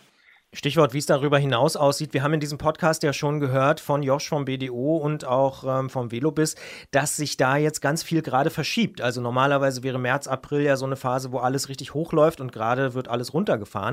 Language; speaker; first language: German; native; German